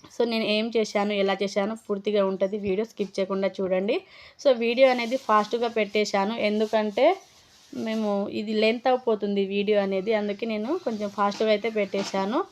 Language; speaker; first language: Telugu; non-native, local second language; Lambadi